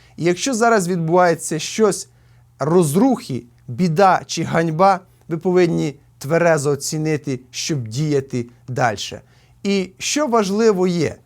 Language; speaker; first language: Ukrainian; native; Ukrainian